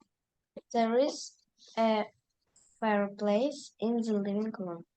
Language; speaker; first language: English; non-native, learner; Russian